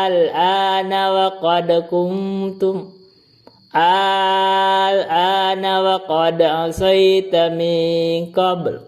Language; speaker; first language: Arabic; non-native, fluent; Indonesian